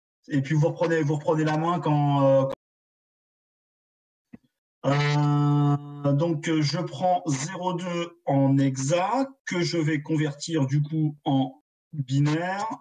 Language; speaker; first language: French; native; French